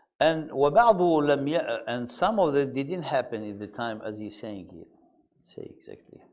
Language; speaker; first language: English; non-native, fluent; Arabic